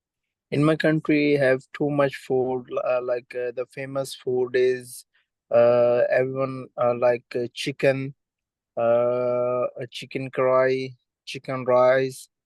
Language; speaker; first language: English; non-native, learner; Urdu